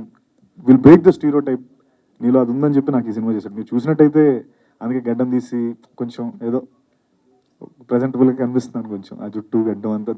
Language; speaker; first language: Telugu; native; Telugu